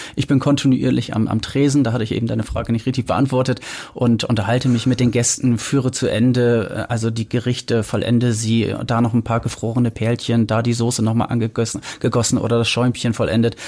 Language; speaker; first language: German; native; German